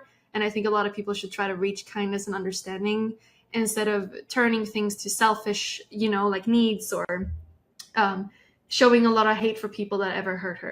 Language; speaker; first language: English; non-native, fluent; Swedish